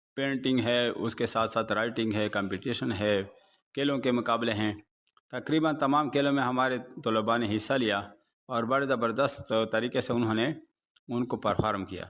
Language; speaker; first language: Urdu; non-native, local second language; Pashto